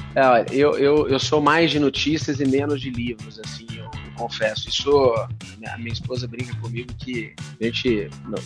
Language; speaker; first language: Portuguese; native; Portuguese